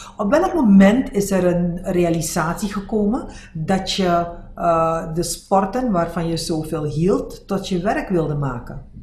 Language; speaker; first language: Dutch; native; Dutch